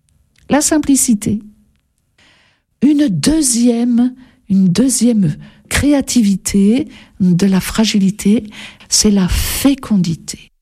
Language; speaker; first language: French; native; French